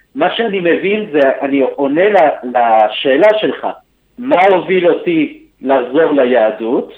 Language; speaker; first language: Hebrew; early bilingual, other home language; Spanish